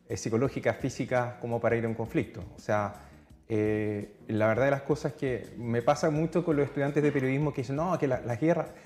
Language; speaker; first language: Spanish; native; Spanish